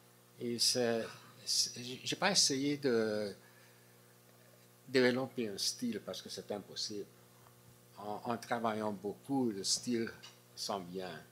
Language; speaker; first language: French; non-native, fluent; Hungarian